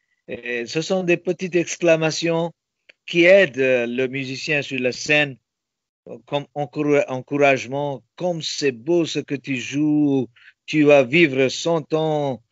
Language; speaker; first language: French; non-native, fluent; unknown